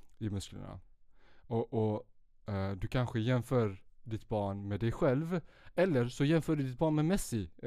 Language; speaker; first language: Swedish; early bilingual, other home language; Central Kurdish